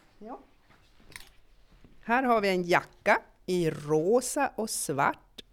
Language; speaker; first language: Swedish; native; Swedish